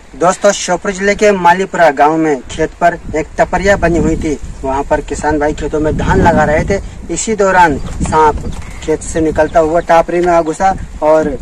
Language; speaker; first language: Hindi; native; Hindi